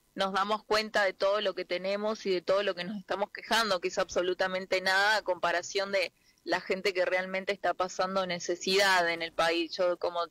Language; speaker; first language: Spanish; native; Spanish